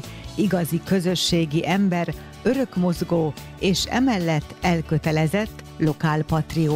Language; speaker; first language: Hungarian; native; Hungarian